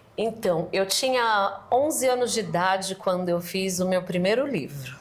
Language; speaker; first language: Portuguese; native; Portuguese